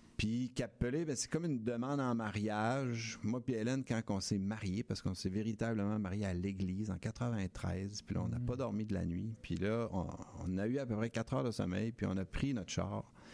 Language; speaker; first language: French; native; French